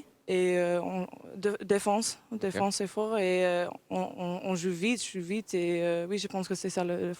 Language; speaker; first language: French; early bilingual, heritage; English